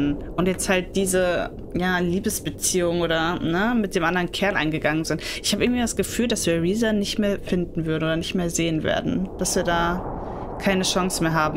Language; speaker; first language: German; native; German